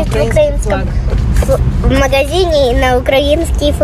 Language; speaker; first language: Russian; early bilingual, heritage; Russian